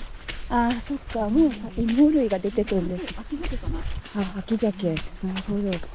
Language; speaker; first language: Japanese; native; Japanese